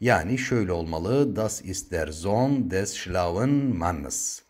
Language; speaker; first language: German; non-native, fluent; Turkish